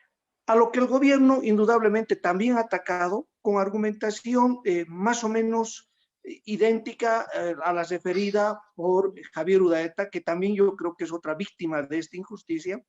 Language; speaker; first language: Spanish; native; Spanish